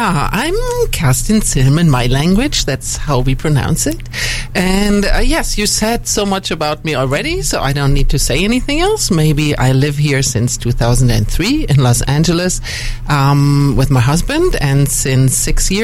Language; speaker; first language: English; non-native, fluent; German